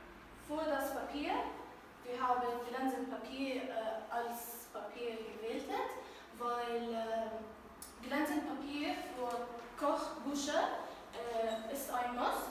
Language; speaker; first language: German; non-native, learner; Arabic